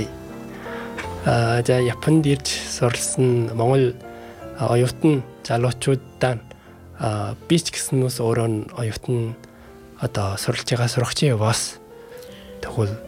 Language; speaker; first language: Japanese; non-native, learner; Mongolian